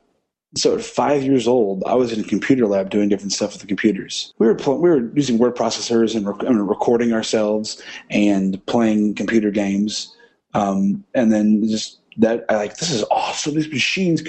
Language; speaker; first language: English; native; English